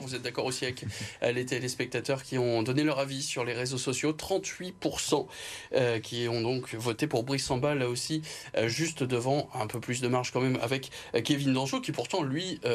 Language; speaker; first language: French; native; French